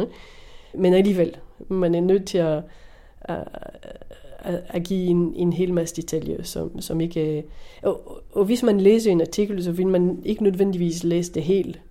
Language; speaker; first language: Danish; non-native, fluent; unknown